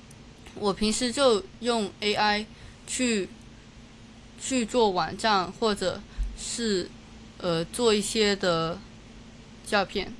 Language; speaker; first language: Chinese; non-native, learner; Cantonese